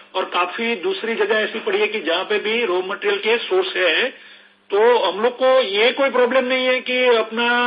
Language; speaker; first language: Hindi; non-native, local second language; Gujarati